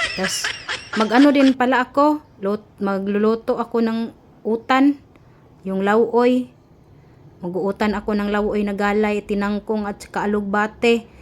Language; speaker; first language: Filipino; non-native, local second language; Cebuano